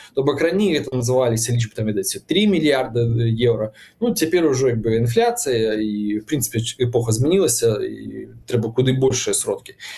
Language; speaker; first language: Belarusian; non-native, local second language; Russian